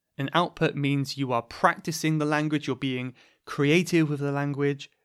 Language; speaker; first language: English; native; English